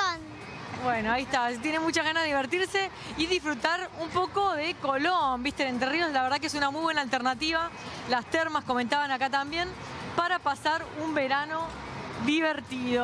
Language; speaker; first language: Spanish; native; Spanish